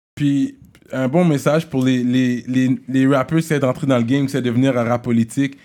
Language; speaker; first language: French; native; French